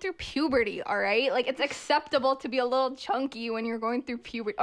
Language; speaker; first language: English; early bilingual, other home language; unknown